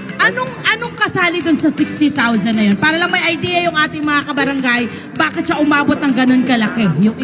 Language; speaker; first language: Filipino; native; Filipino